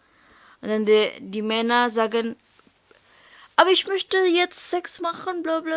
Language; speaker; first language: German; non-native, learner; Indonesian